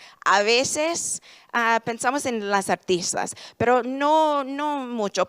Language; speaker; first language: Spanish; non-native, learner; English